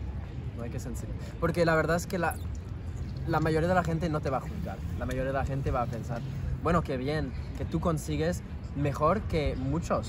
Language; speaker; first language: Spanish; non-native, fluent; French